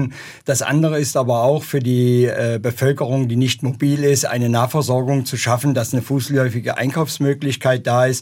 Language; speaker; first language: German; native; German